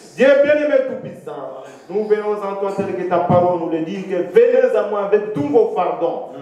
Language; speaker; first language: French; non-native, local second language; Swahili